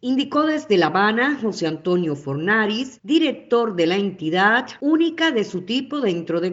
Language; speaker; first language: Spanish; native; Spanish